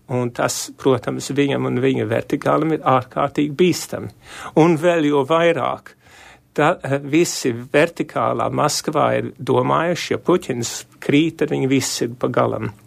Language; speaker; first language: Latvian; early bilingual, heritage; Latvian